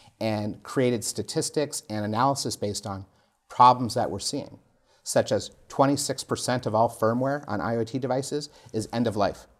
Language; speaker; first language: English; native; English